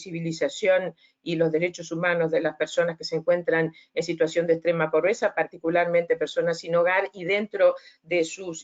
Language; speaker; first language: Spanish; native; Spanish